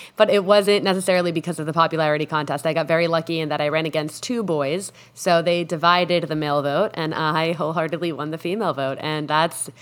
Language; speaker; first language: English; non-native, fluent; Spanish